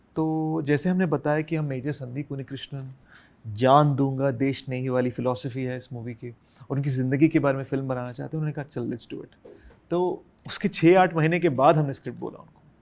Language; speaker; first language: Hindi; non-native, local second language; Telugu